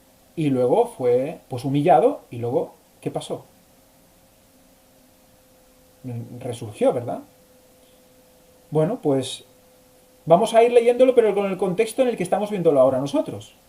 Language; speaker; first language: Spanish; native; Spanish